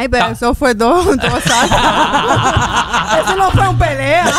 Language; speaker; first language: Spanish; early bilingual, heritage; English